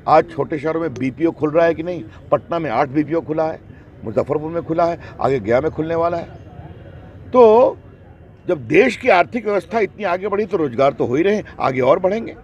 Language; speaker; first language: Hindi; native; Hindi